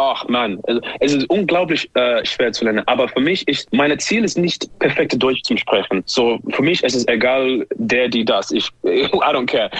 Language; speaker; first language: German; non-native, learner; English